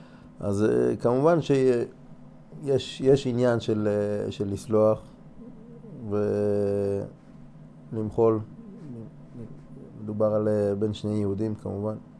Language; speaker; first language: Hebrew; non-native, fluent; English